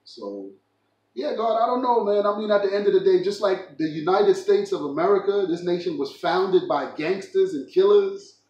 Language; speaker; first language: English; native; English